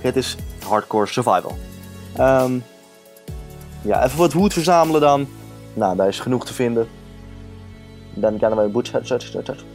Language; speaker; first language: Dutch; native; Dutch